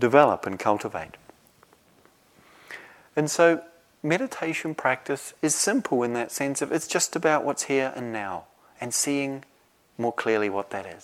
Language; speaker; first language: English; native; English